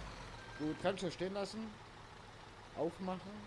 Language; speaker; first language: German; native; German